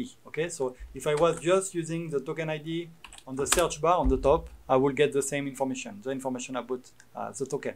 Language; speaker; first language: English; non-native, fluent; French